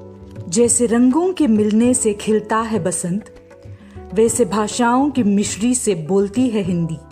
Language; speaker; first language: Hindi; non-native, local second language; Malayalam